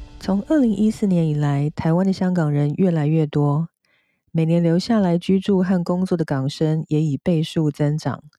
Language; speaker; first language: Chinese; native; Chinese